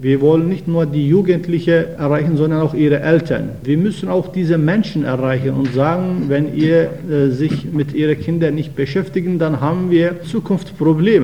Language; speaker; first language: German; non-native, fluent; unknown